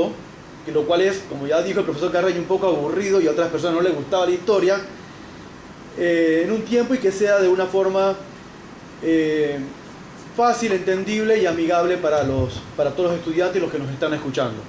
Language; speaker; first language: Spanish; native; Spanish